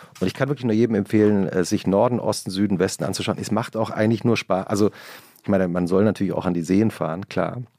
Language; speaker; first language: German; native; German